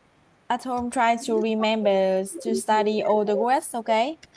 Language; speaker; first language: English; non-native, learner; Vietnamese